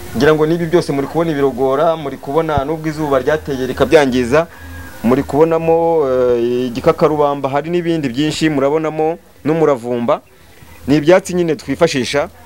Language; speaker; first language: Kinyarwanda; native; Kinyarwanda